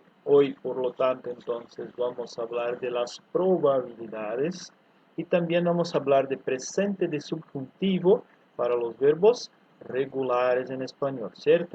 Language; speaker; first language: Spanish; non-native, fluent; Portuguese